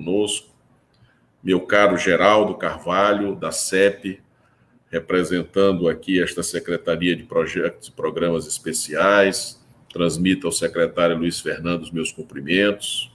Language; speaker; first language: Portuguese; native; Portuguese